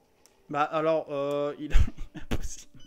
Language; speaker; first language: French; native; French